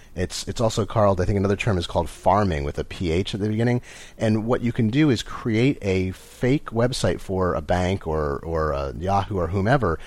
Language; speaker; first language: English; native; English